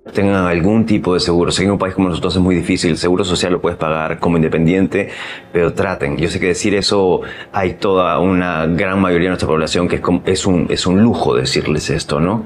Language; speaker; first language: Spanish; native; Spanish